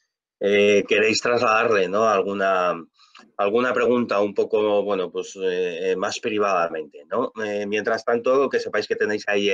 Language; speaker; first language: Spanish; native; Spanish